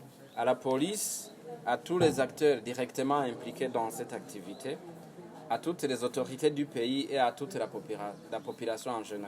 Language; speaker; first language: French; non-native, local second language; Rundi